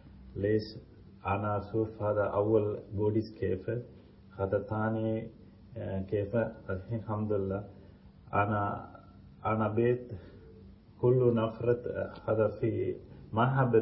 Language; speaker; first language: Arabic; non-native, learner; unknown